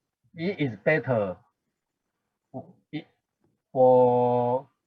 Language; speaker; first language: English; non-native, learner; Chinese